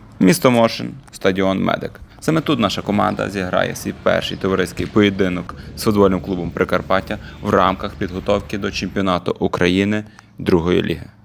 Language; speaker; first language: Ukrainian; native; Ukrainian